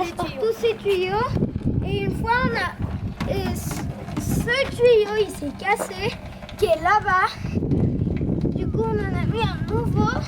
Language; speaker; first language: French; early bilingual, heritage; French